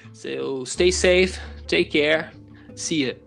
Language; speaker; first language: English; non-native, fluent; Portuguese